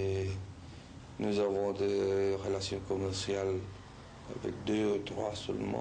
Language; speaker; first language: French; non-native, fluent; Spanish